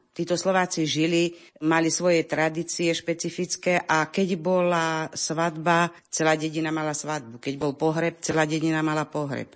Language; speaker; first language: Slovak; early bilingual, heritage; Slovak